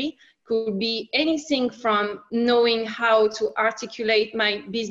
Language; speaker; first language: English; non-native, fluent; French